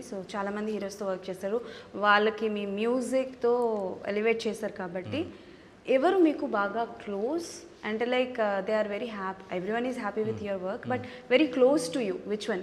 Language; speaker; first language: Telugu; native; Telugu